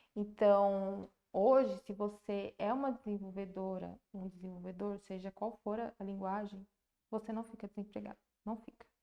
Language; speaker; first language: Portuguese; native; Portuguese